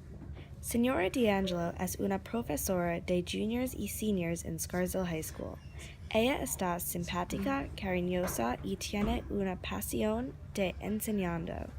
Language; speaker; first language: Spanish; non-native, learner; English